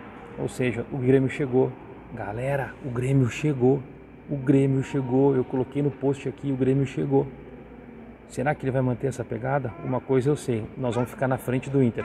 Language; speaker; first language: Portuguese; native; Portuguese